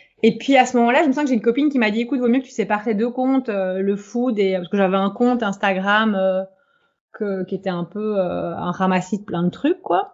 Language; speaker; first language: French; native; French